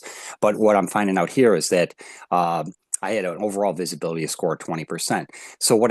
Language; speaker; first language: English; native; English